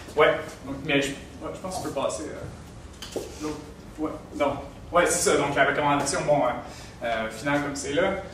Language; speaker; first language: French; native; French